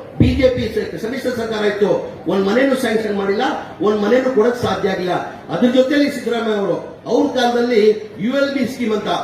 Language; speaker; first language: Kannada; non-native, local second language; Urdu